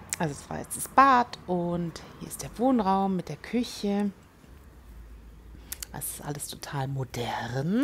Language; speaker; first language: German; native; German